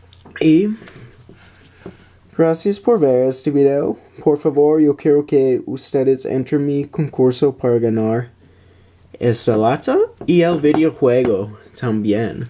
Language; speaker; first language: Spanish; early bilingual, heritage; English